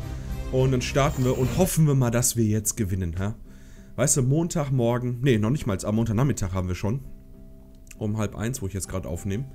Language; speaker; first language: German; native; German